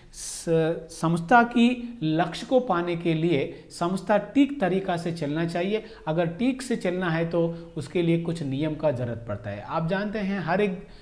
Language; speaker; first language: Hindi; non-native, local second language; Telugu